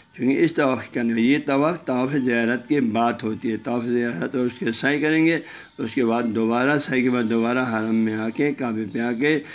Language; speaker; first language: Urdu; non-native, local second language; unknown